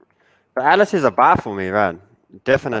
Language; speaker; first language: English; native; English